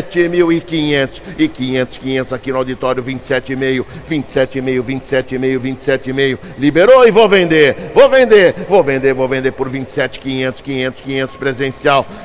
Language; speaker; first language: Portuguese; native; Portuguese